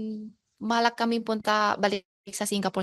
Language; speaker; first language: Filipino; non-native, learner; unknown